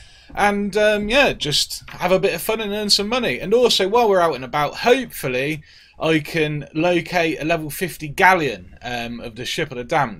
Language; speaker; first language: English; native; English